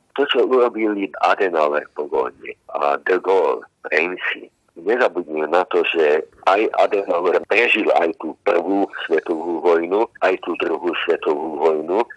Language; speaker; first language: Slovak; non-native, local second language; Hungarian